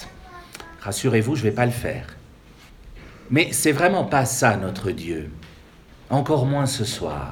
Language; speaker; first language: French; native; French